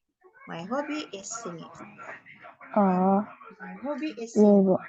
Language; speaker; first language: English; non-native, learner; Indonesian